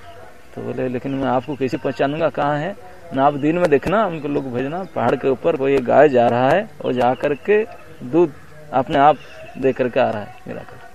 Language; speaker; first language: Hindi; non-native, local second language; Odia